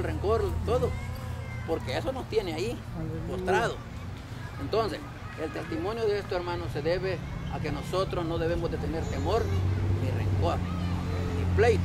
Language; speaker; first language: Spanish; native; Spanish